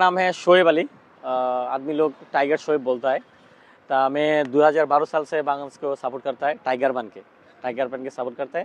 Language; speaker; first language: Hindi; non-native, learner; Bangla